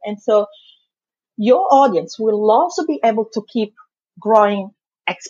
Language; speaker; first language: English; non-native, fluent; Italian